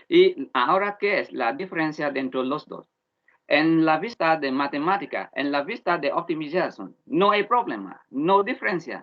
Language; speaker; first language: Spanish; non-native, learner; Vietnamese